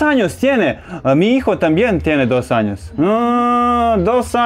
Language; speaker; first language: Spanish; non-native, learner; Serbian